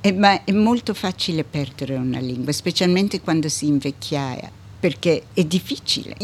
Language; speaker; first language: Italian; early bilingual, heritage; Italian